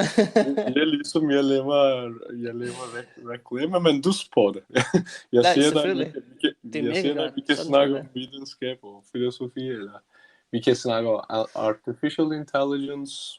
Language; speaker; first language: Danish; non-native, learner; Turkish